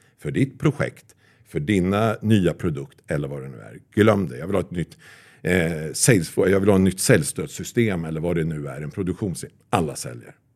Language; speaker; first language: Swedish; native; Swedish